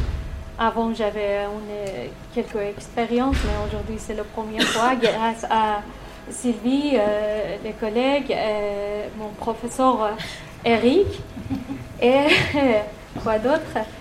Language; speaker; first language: French; non-native, learner; Persian